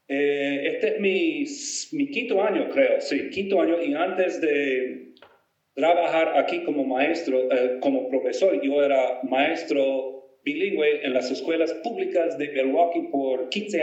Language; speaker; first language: Spanish; non-native, fluent; English